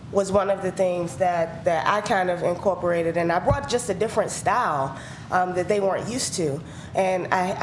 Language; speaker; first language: English; native; English